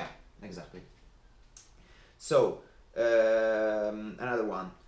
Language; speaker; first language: English; non-native, fluent; Italian